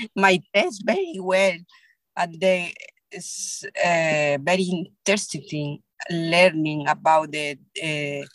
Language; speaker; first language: English; non-native, learner; Spanish